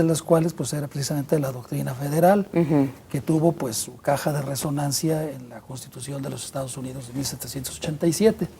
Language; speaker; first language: Spanish; native; Spanish